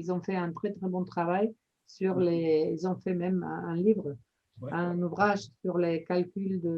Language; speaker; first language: French; non-native, fluent; Spanish